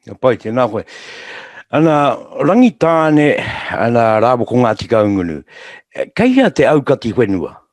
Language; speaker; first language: Māori; native; Māori